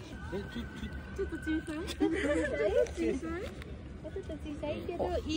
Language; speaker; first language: Japanese; non-native, learner; Nepali